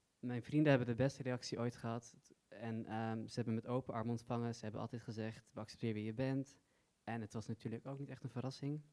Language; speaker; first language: Dutch; early bilingual, other home language; Persian